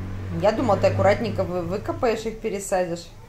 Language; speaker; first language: Russian; native; Russian